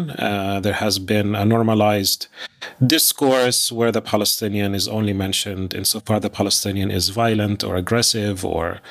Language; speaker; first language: English; non-native, fluent; Arabic